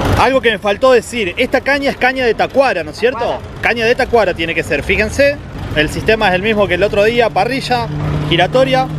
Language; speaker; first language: Spanish; native; Spanish